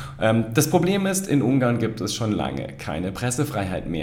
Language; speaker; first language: German; native; German